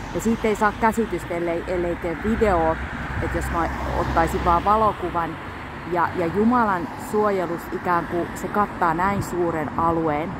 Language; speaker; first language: Finnish; native; Finnish